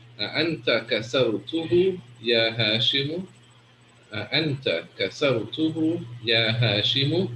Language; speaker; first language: Arabic; non-native, fluent; English